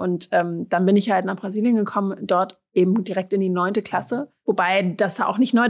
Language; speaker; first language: German; native; German